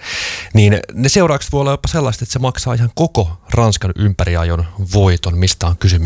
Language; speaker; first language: Finnish; native; Finnish